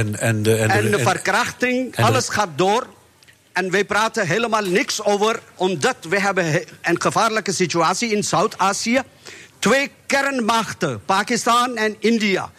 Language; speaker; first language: Dutch; non-native, fluent; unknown